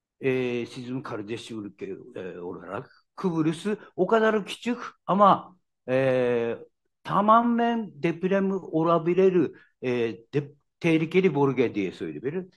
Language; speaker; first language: Turkish; non-native, learner; Japanese